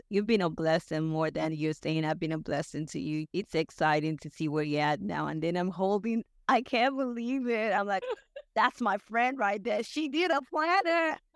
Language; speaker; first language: English; non-native, local second language; Yoruba